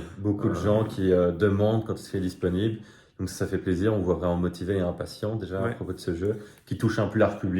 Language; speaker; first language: French; native; French